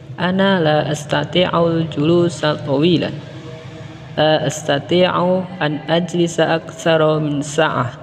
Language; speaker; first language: Arabic; non-native, learner; Indonesian